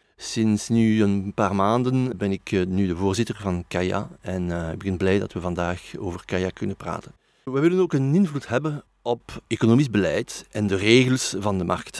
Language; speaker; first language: Dutch; non-native, local second language; French